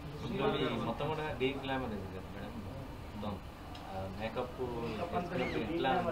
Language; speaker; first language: Telugu; native; Telugu